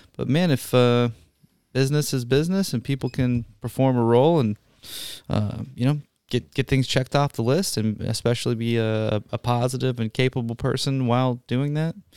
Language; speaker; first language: English; native; English